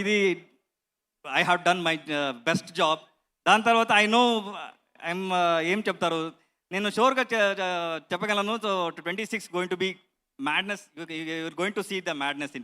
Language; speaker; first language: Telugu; non-native, learner; Kannada